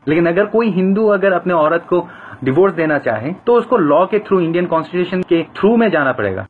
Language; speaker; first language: Hindi; non-native, fluent; Bangla